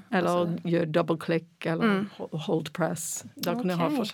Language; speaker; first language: Norwegian; non-native, fluent; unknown